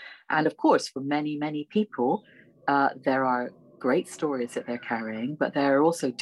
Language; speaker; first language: English; native; English